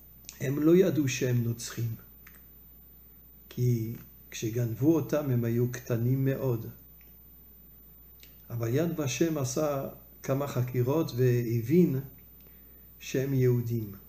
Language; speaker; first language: Hebrew; non-native, fluent; French